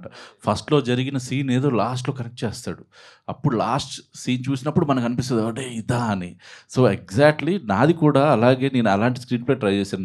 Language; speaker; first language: Telugu; native; Telugu